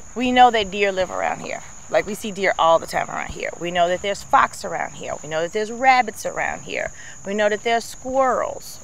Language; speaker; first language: English; native; English